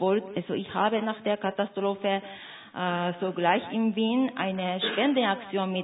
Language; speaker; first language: German; non-native, fluent; Japanese